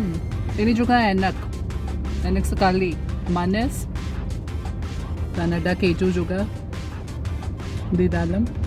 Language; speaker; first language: Indonesian; non-native, learner; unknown